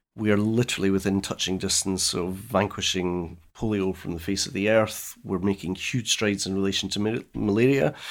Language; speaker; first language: English; native; English